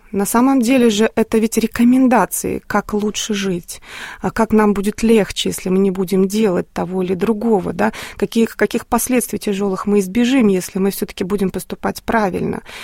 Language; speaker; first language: Russian; native; Russian